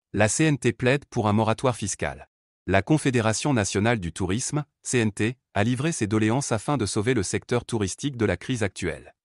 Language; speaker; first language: French; non-native, local second language; Arabic